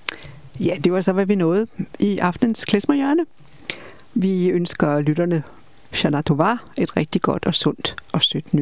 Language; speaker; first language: Danish; native; Danish